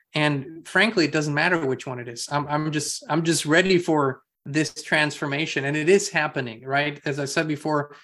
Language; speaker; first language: English; non-native, fluent; German